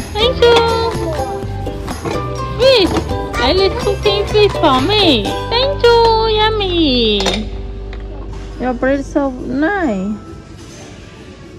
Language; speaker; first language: English; non-native, learner; Khmer